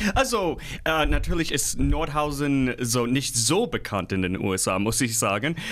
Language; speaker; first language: German; non-native, fluent; English